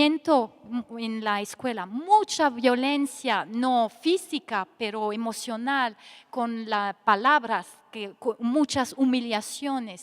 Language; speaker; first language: Spanish; non-native, fluent; French